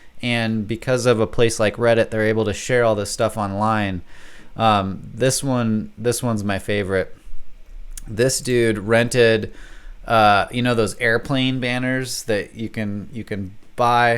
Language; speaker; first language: English; native; English